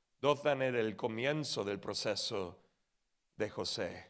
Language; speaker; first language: Spanish; non-native, fluent; English